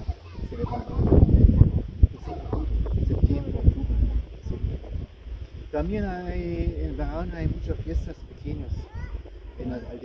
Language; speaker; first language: Spanish; non-native, learner; German